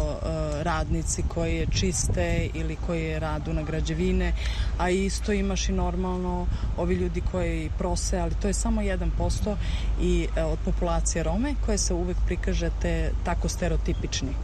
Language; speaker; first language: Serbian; early bilingual, heritage; Romany